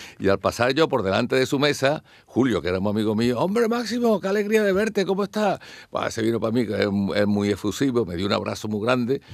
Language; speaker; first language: Spanish; native; Spanish